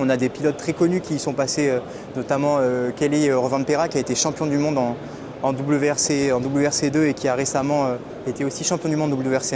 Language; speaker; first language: French; native; French